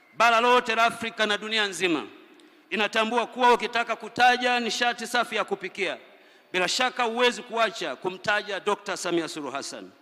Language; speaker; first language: Swahili; native; Swahili